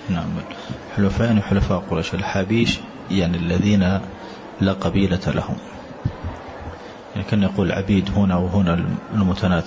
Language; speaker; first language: Arabic; native; Arabic